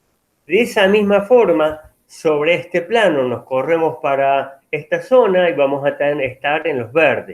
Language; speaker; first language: Spanish; native; Spanish